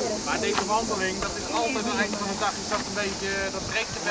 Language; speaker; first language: Dutch; non-native, fluent; Turkish